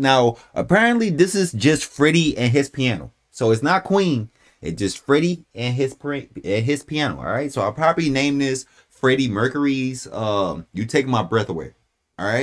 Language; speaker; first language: English; native; English